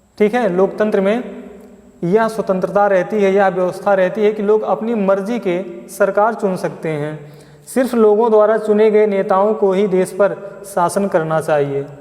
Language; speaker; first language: Hindi; native; Hindi